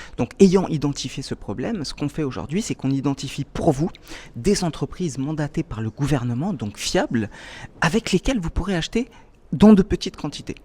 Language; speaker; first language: French; native; French